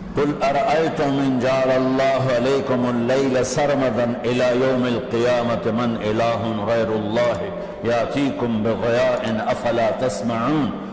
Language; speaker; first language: Urdu; non-native, local second language; Punjabi